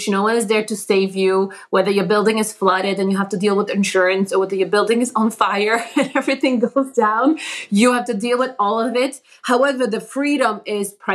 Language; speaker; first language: English; non-native, fluent; Polish